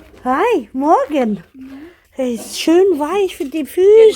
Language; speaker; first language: German; non-native, fluent; Filipino